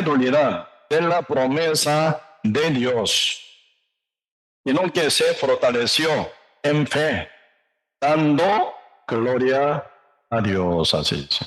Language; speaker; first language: Spanish; non-native, learner; Korean